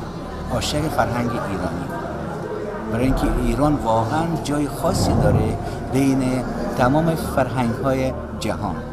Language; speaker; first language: Persian; non-native, fluent; Russian